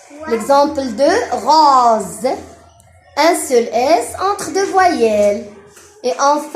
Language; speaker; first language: French; non-native, local second language; Arabic